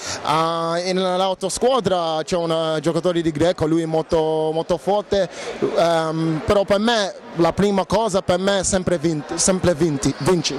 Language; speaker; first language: Italian; non-native, learner; English